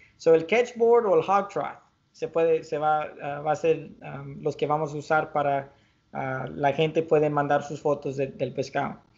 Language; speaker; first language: Spanish; early bilingual, heritage; Spanish